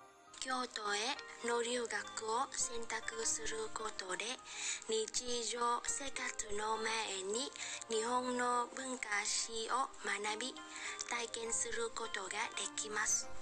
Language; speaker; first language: Japanese; non-native, learner; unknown